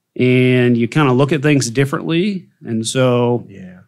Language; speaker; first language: English; native; English